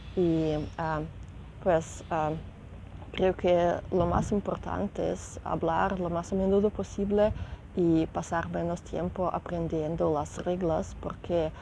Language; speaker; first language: Spanish; non-native, learner; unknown